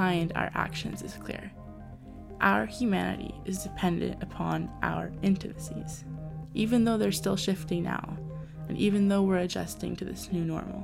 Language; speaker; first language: English; native; English